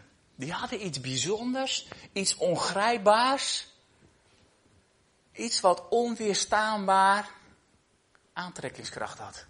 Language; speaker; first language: Dutch; native; Dutch